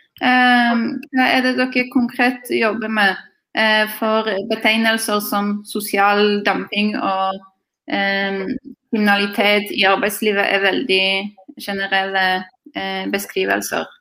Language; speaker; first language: Norwegian; non-native, fluent; Polish